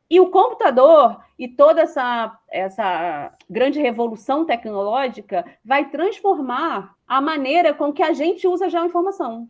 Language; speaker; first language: Portuguese; native; Portuguese